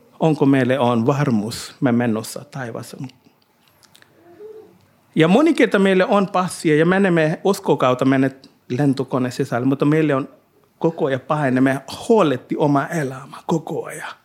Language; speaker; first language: Finnish; non-native, learner; Hindi